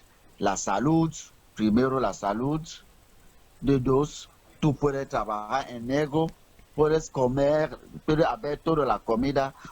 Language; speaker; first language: Spanish; non-native, learner; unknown